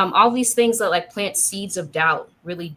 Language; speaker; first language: English; native; English